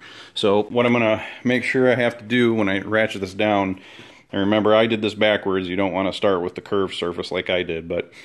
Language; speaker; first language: English; native; English